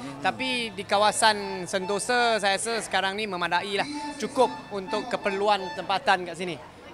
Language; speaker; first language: Malay; non-native, local second language; Chinese